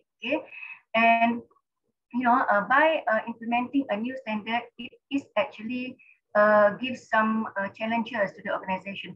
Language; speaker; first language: English; non-native, local second language; Malay